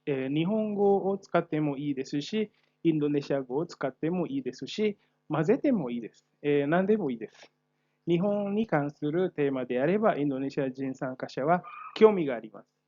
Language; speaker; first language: Japanese; non-native, fluent; Indonesian